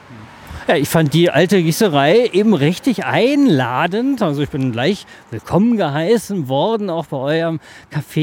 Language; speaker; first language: German; native; German